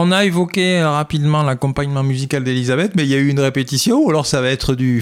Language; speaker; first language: French; native; French